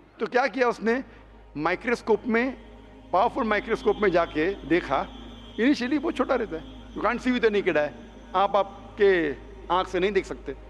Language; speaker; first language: Hindi; non-native, local second language; Konkani